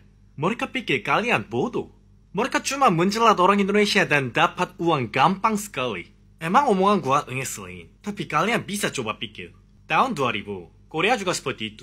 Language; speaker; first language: Indonesian; non-native, fluent; Korean